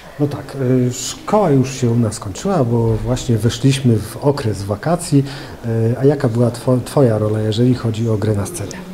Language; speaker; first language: Polish; native; Polish